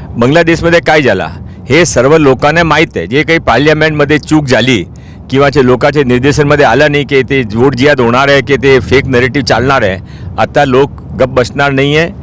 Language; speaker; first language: Marathi; non-native, local second language; Hindi